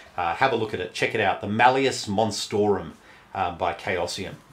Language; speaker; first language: English; native; English